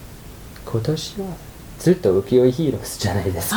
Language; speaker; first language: Japanese; non-native, fluent; English